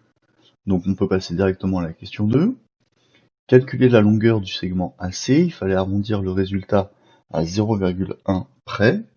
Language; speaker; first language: French; native; French